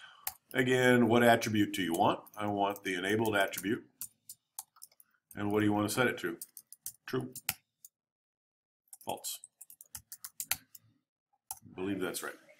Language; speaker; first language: English; native; English